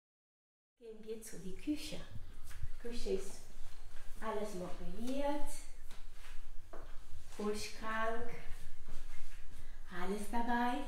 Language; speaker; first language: German; non-native, learner; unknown